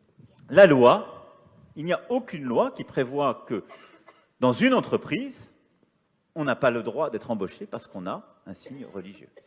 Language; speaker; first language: French; native; French